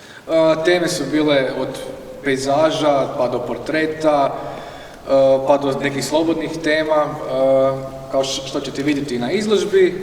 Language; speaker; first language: Croatian; native; Croatian